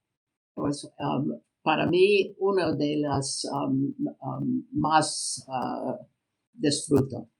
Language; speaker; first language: Spanish; non-native, learner; English